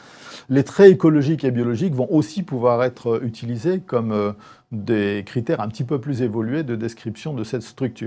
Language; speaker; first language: French; native; French